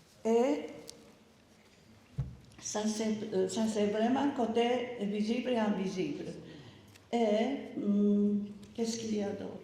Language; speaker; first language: French; non-native, learner; Japanese